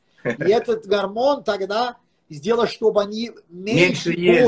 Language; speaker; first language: Russian; non-native, fluent; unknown